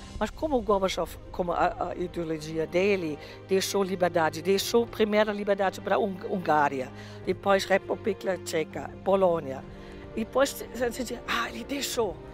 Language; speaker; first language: Portuguese; non-native, fluent; German